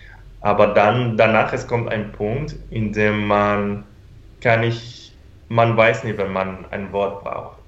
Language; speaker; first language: German; non-native, fluent; Spanish